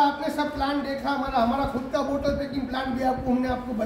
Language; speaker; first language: Hindi; non-native, local second language; Gujarati